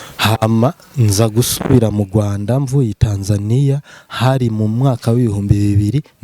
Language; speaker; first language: Rundi; early bilingual, heritage; Rundi